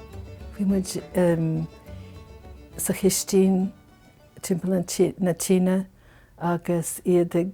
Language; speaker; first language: Irish; non-native, fluent; English